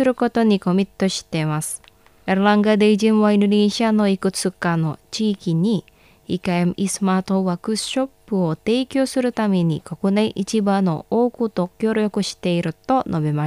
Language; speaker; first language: Japanese; non-native, fluent; Indonesian